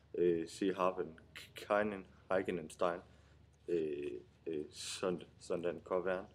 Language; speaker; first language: German; non-native, learner; Danish